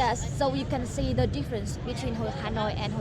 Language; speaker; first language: English; non-native, learner; Vietnamese